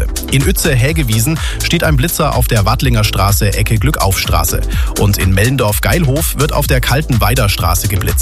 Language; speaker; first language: German; native; German